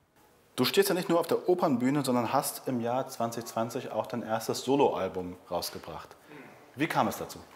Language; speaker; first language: German; native; German